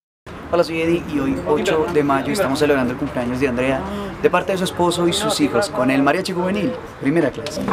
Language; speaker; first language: Spanish; native; Spanish